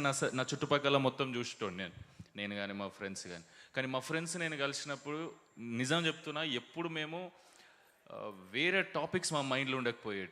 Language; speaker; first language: Telugu; native; Telugu